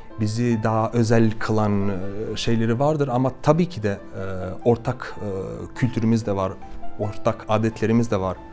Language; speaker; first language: Turkish; non-native, fluent; Albanian